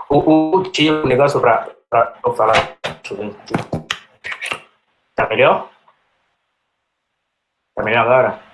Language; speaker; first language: Portuguese; non-native, fluent; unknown